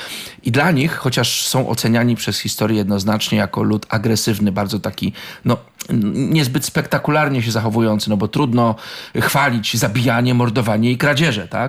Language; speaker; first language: Polish; native; Polish